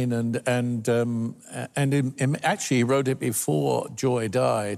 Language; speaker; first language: English; native; English